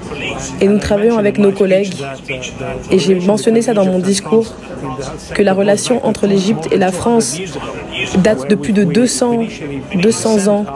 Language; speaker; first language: French; non-native, fluent; Arabic